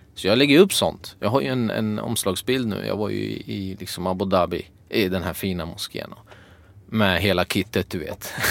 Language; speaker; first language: Swedish; early bilingual, other home language; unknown